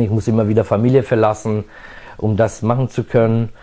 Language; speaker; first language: German; non-native, fluent; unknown